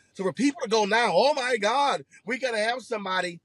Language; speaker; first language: English; native; English